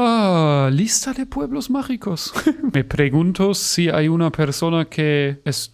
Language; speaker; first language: Spanish; non-native, fluent; German